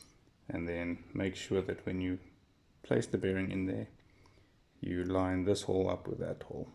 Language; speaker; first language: English; native; English